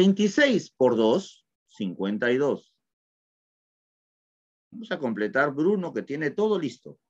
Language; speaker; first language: Spanish; native; Spanish